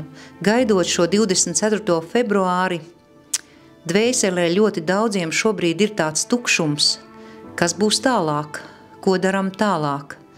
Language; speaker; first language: Latvian; native; Latvian